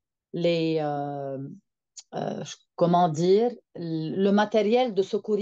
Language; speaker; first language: French; non-native, local second language; Arabic